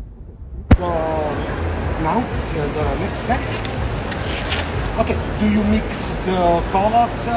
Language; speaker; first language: English; non-native, learner; Italian